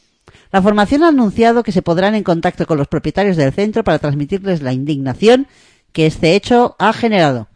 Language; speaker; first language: Spanish; native; Spanish